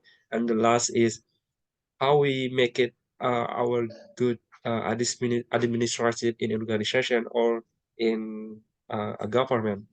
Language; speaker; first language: English; non-native, learner; Indonesian